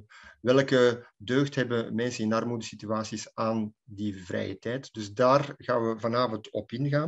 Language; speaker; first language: Dutch; native; Dutch